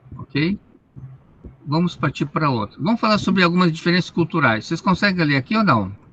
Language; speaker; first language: Portuguese; native; Portuguese